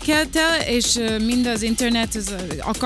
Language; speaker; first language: Hungarian; early bilingual, heritage; Hungarian